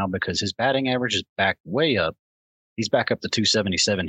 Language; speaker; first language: English; native; English